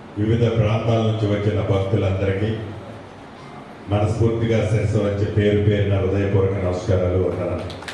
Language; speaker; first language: Telugu; native; Telugu